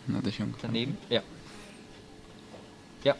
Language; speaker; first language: German; native; German